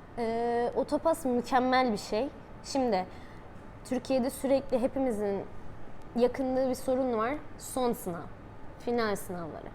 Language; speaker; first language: Turkish; native; Turkish